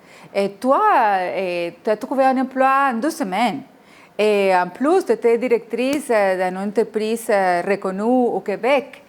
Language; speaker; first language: French; non-native, fluent; Spanish